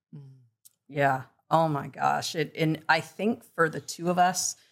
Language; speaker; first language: English; native; English